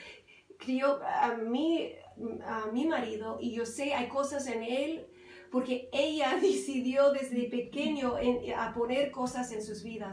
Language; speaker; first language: Spanish; non-native, fluent; English